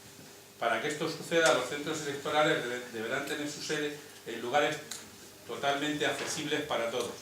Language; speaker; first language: Spanish; native; Spanish